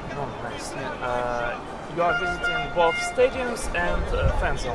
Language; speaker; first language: English; non-native, learner; Russian